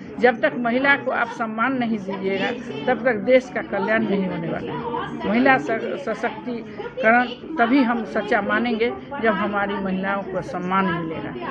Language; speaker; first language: Hindi; native; Hindi